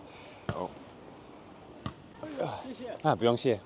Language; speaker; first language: Chinese; non-native, fluent; English